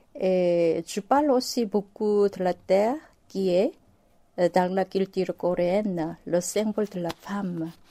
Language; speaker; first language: French; non-native, fluent; Korean